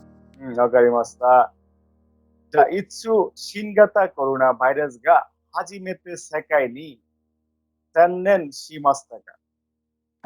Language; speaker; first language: Japanese; non-native, fluent; Bangla